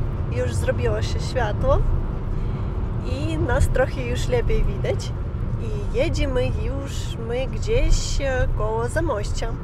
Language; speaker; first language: Polish; non-native, learner; Ukrainian